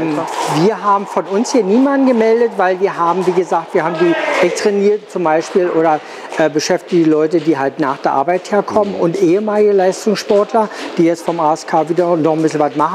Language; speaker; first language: German; native; German